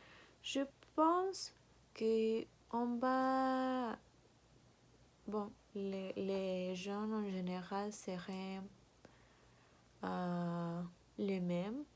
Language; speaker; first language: French; non-native, learner; Spanish